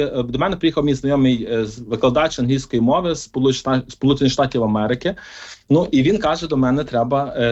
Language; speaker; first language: Ukrainian; native; Ukrainian